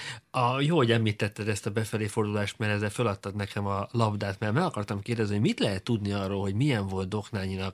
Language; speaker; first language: Hungarian; native; Hungarian